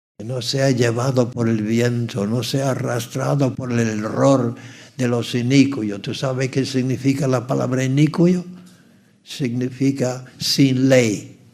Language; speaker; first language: Spanish; non-native, fluent; English